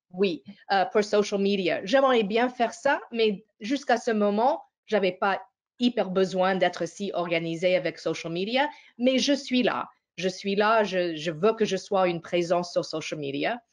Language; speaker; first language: French; non-native, fluent; English